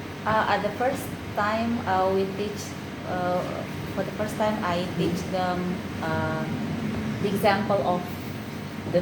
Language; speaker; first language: English; non-native, learner; Indonesian